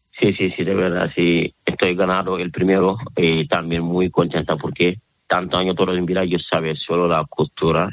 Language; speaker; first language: Spanish; non-native, learner; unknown